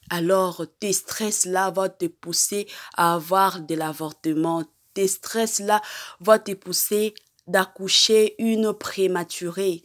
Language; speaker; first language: French; non-native, local second language; Lingala